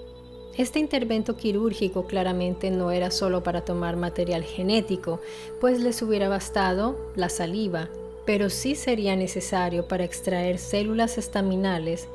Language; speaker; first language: Spanish; non-native, fluent; Italian